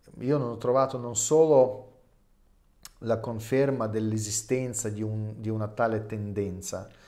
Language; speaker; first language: Italian; non-native, fluent; Russian